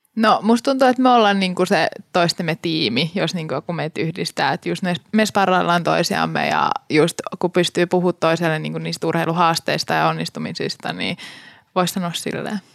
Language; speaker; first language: Finnish; native; Finnish